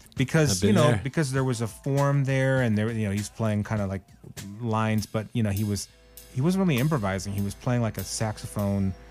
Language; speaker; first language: English; native; English